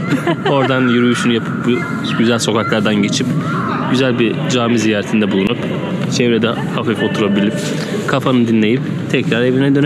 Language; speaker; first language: Turkish; native; Turkish